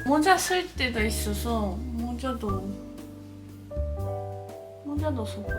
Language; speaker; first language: Korean; non-native, learner; Japanese